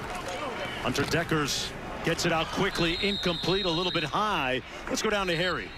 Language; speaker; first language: English; native; English